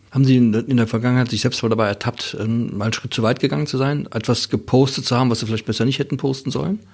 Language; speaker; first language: German; native; German